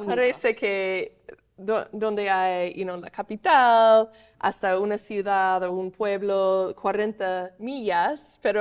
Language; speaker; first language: Spanish; non-native, fluent; English